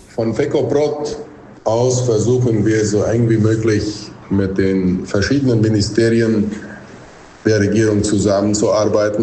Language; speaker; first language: German; non-native, local second language; Plautdietsch